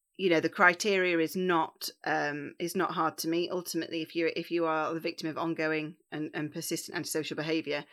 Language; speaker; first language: English; native; English